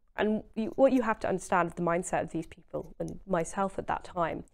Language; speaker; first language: English; native; English